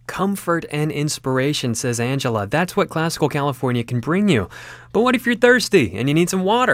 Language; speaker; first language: English; native; English